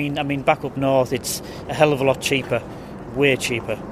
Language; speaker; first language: English; native; English